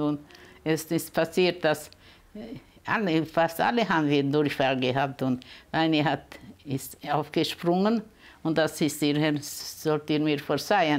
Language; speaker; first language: German; early bilingual, heritage; German